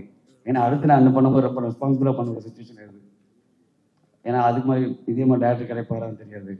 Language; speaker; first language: Tamil; native; Tamil